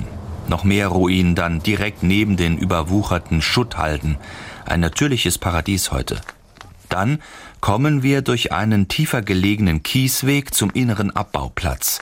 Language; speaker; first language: German; native; German